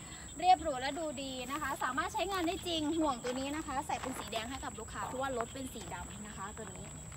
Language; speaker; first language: Thai; native; Thai